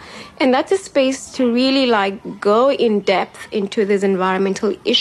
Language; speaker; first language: English; non-native, local second language; Xhosa